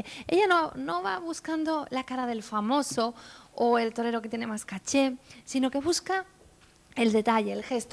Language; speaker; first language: Spanish; native; Spanish